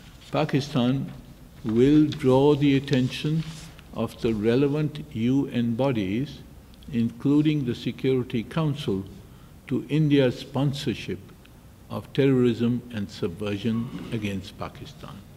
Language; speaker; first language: English; non-native, local second language; Urdu